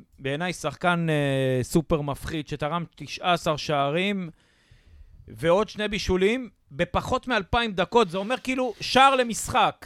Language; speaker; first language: Hebrew; native; Hebrew